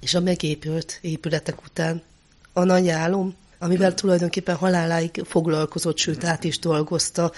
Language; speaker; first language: Hungarian; native; Hungarian